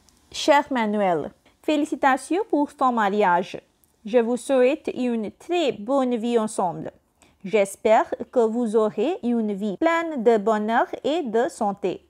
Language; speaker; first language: French; non-native, fluent; Hindi